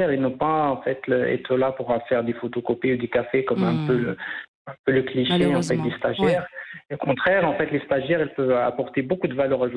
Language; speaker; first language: French; non-native, local second language; Arabic